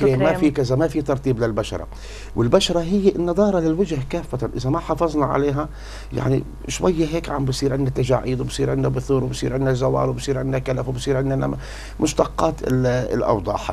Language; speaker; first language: Arabic; native; Arabic